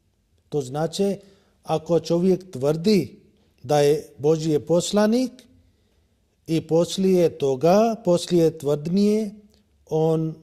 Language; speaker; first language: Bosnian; non-native, learner; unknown